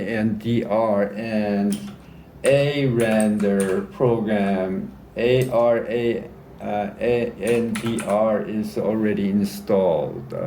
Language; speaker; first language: English; native; English